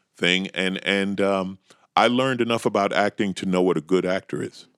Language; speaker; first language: English; native; English